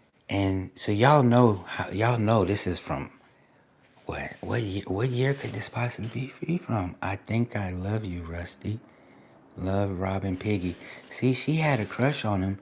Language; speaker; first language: English; native; English